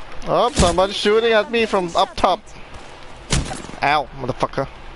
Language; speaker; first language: English; non-native, local second language; Filipino